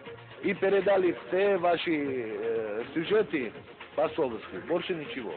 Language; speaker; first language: Russian; non-native, learner; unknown